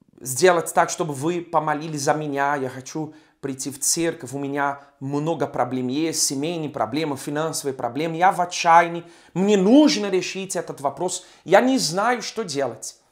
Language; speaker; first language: Russian; non-native, fluent; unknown